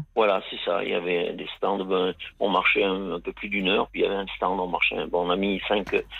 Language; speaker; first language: French; native; French